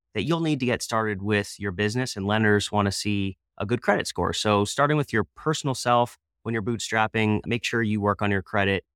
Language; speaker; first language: English; native; English